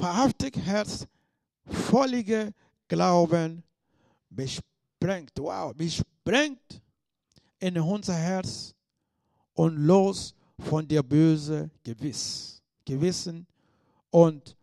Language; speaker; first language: German; non-native, fluent; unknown